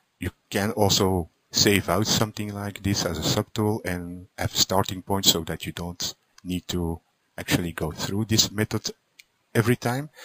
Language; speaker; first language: English; non-native, fluent; Dutch